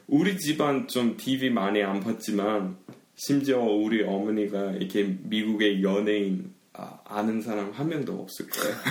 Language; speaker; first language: Korean; early bilingual, heritage; Korean